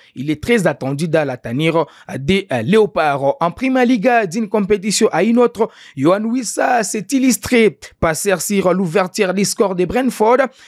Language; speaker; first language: French; non-native, local second language; Swahili